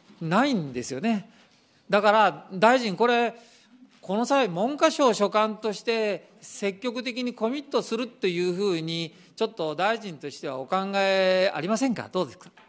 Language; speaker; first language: Japanese; native; Japanese